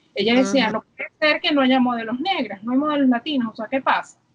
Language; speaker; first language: Spanish; native; Spanish